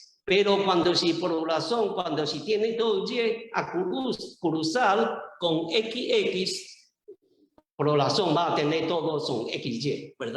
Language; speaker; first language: Spanish; non-native, learner; Chinese